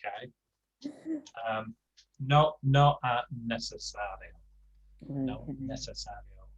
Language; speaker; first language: Spanish; non-native, learner; English